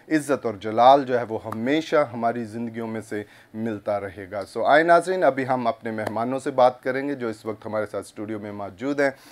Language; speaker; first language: Urdu; non-native, local second language; Punjabi